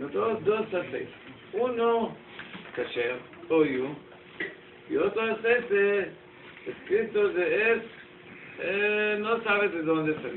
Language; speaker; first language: Spanish; non-native, learner; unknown